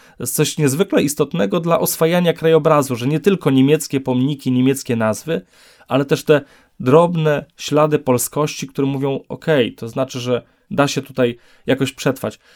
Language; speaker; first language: Polish; native; Polish